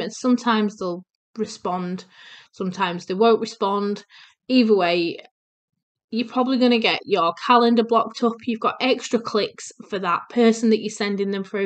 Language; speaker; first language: English; native; English